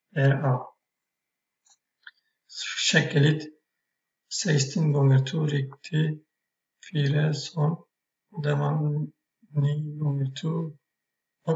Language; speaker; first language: Norwegian; non-native, fluent; Turkish